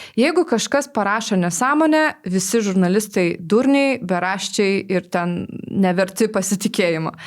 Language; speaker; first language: Lithuanian; non-native, local second language; Polish